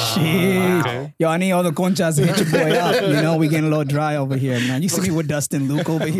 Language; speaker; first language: English; early bilingual, other home language; Spanish